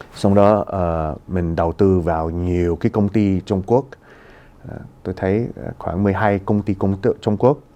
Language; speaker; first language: Vietnamese; early bilingual, heritage; Vietnamese